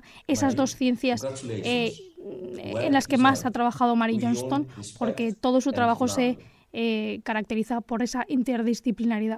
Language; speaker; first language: Spanish; native; Spanish